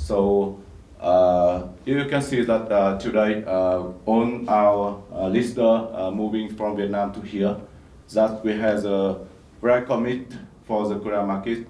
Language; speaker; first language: English; non-native, learner; Vietnamese